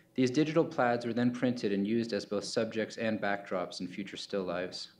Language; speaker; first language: English; native; English